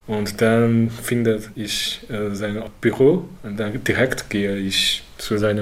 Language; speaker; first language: German; non-native, learner; Chinese